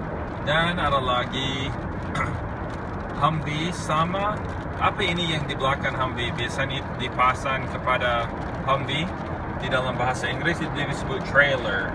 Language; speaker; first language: Indonesian; non-native, fluent; English